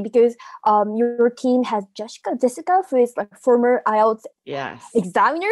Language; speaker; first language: English; non-native, fluent; Japanese